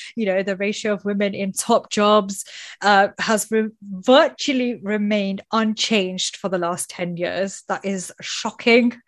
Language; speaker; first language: English; native; English